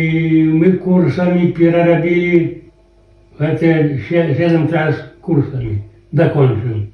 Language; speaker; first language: Polish; non-native, local second language; Belarusian